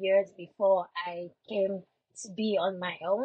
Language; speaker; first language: English; non-native, local second language; Yoruba